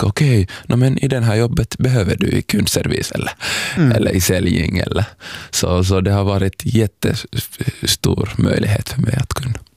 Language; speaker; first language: Swedish; non-native, local second language; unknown